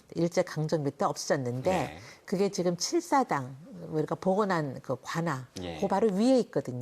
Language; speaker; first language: Korean; native; Korean